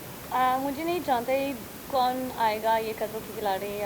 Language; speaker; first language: Hindi; non-native, learner; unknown